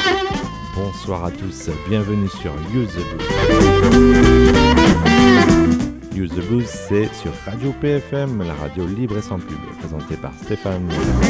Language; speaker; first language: French; native; French